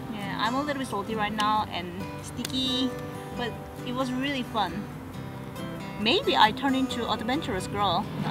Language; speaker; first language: English; non-native, fluent; Korean